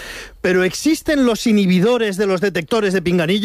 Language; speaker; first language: Spanish; native; Spanish